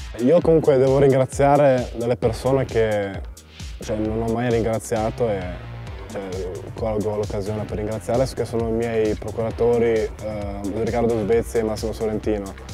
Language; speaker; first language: Italian; early bilingual, other home language; Bosnian